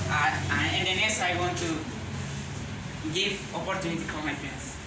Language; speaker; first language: English; non-native, learner; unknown